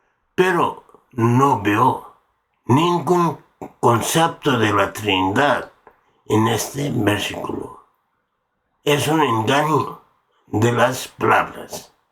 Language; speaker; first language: Spanish; non-native, learner; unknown